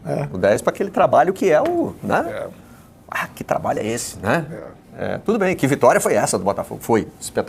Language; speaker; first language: Portuguese; native; Portuguese